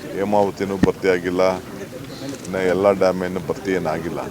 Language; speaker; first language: Kannada; native; Kannada